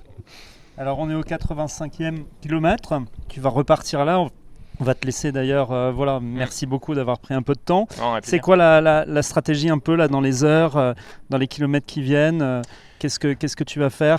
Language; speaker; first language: French; native; French